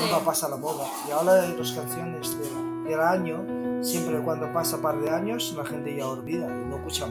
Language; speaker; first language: Spanish; non-native, learner; Chinese